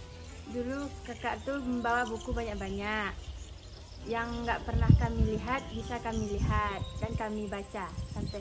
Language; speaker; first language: Indonesian; non-native, local second language; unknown